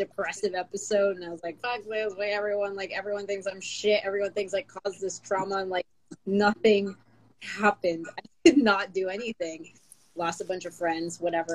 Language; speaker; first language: English; non-native, local second language; Filipino